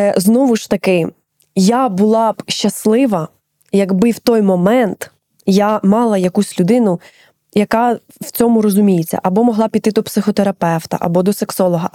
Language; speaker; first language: Ukrainian; native; Ukrainian